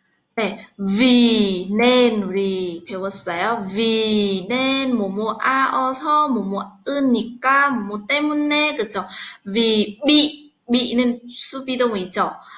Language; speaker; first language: Korean; non-native, fluent; Vietnamese